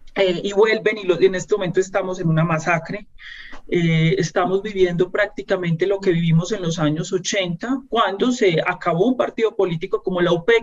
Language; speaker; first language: Spanish; native; Spanish